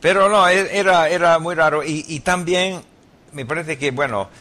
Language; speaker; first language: Spanish; non-native, learner; English